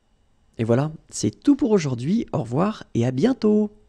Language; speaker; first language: French; native; French